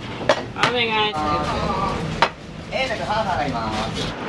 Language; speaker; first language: Japanese; native; Japanese